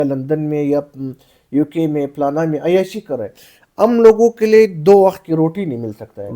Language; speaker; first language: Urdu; non-native, local second language; Pashto